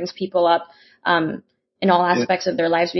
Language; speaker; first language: English; non-native, local second language; Filipino